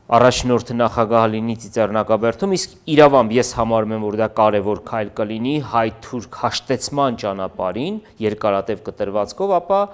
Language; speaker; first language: Armenian; native; Armenian